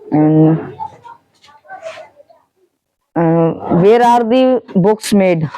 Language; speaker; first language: English; non-native, learner; Hindi